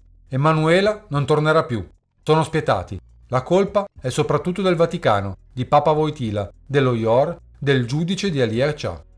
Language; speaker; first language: Italian; native; Italian